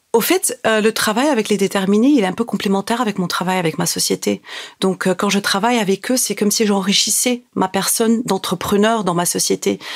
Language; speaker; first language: French; non-native, local second language; Arabic